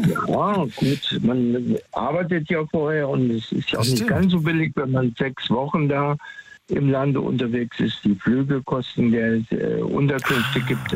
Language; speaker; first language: German; native; German